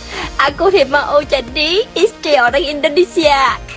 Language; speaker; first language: Indonesian; non-native, learner; Vietnamese